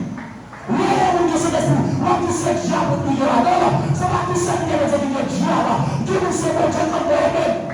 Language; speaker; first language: French; non-native, local second language; Haitian Creole